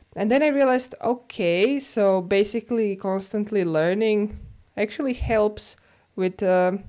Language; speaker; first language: English; non-native, fluent; Croatian